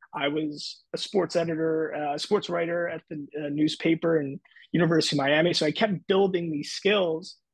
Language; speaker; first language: English; native; English